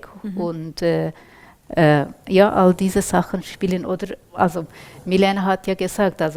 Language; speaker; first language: German; non-native, fluent; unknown